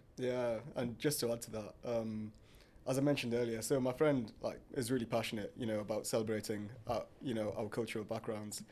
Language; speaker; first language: English; early bilingual, other home language; Hindi